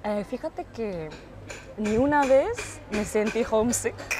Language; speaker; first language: Spanish; non-native, fluent; Japanese